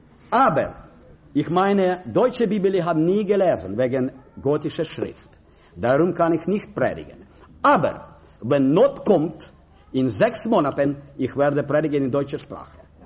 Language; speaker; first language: German; non-native, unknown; Russian